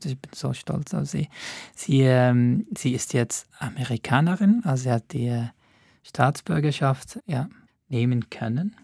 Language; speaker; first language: German; non-native, fluent; Arabic